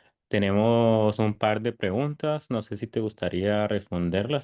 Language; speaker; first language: Spanish; native; Spanish